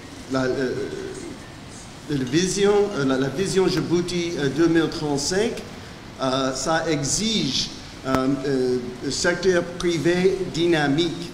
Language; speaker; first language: French; non-native, fluent; English